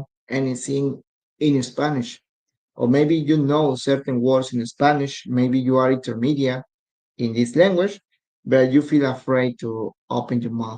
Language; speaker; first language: English; non-native, learner; Spanish